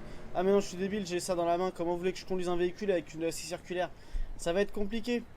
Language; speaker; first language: French; native; French